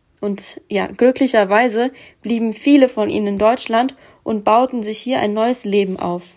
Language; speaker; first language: German; early bilingual, other home language; Russian